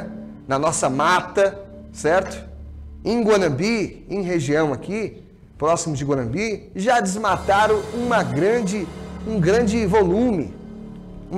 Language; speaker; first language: Portuguese; native; Portuguese